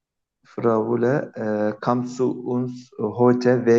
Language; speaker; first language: German; non-native, learner; Turkish